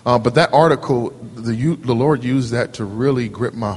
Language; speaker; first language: English; native; English